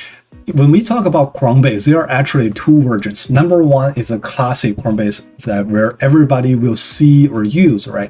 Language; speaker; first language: English; non-native, fluent; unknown